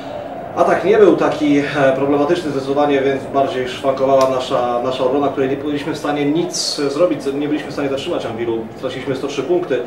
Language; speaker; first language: Polish; native; Polish